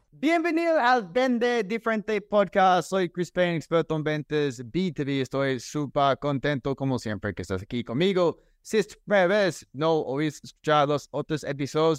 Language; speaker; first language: Spanish; non-native, fluent; English